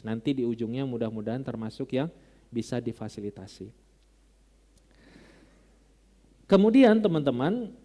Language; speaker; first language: Indonesian; non-native, local second language; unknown